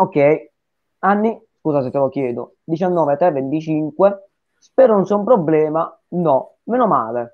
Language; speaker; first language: Italian; native; Italian